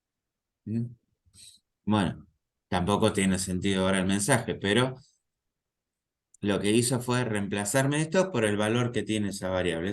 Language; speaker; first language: Spanish; native; Spanish